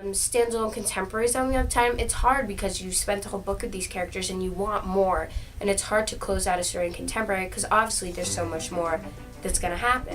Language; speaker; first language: English; native; English